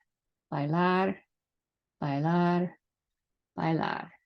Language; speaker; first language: Spanish; non-native, fluent; English